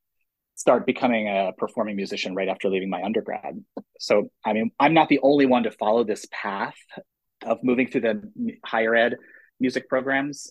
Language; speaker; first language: English; native; English